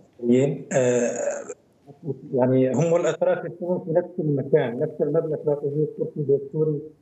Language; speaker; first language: Arabic; native; Arabic